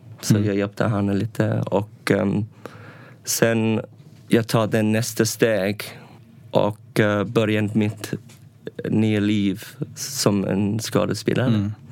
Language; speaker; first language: Swedish; non-native, learner; English